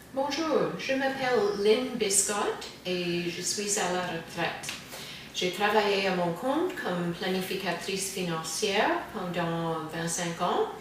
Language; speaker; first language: French; non-native, fluent; English